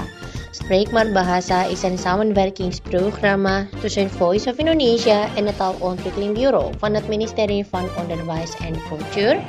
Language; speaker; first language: Dutch; non-native, learner; Indonesian